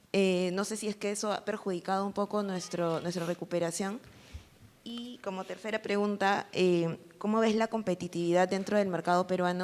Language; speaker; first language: Spanish; native; Spanish